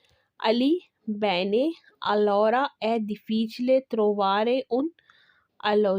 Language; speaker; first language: Italian; non-native, fluent; Urdu